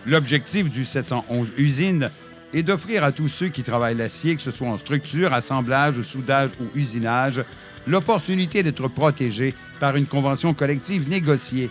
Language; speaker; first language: French; native; French